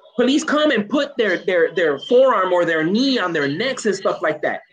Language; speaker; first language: English; native; English